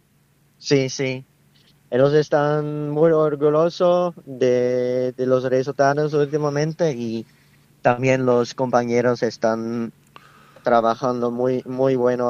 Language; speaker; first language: Spanish; non-native, learner; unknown